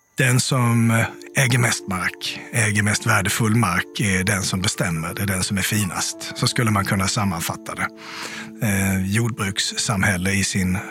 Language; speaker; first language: Swedish; native; Swedish